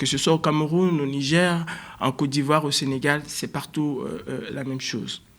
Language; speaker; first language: French; native; French